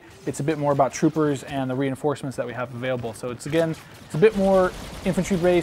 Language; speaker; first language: English; native; English